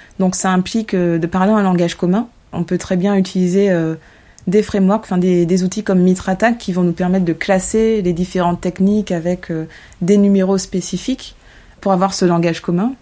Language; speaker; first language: French; native; French